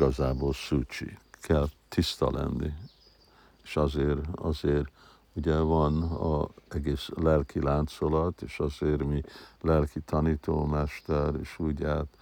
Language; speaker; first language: Hungarian; early bilingual, heritage; Hungarian